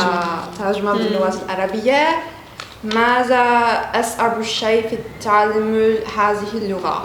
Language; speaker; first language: Arabic; non-native, learner; Turkish